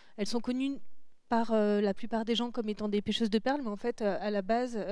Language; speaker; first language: French; native; French